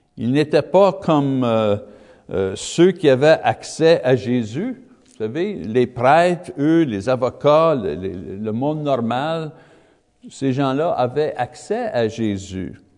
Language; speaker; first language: French; native; French